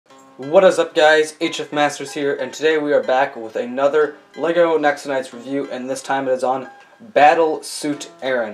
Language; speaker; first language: English; native; English